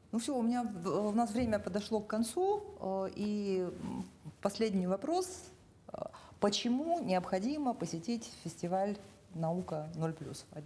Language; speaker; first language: Russian; native; Russian